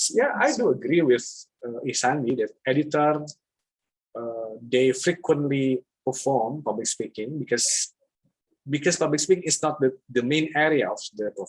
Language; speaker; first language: English; non-native, fluent; Indonesian